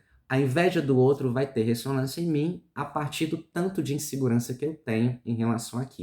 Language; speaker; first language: Portuguese; native; Portuguese